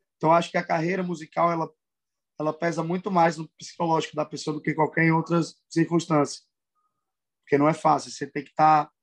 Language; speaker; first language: Portuguese; native; Portuguese